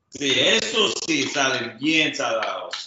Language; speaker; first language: Spanish; early bilingual, heritage; Spanish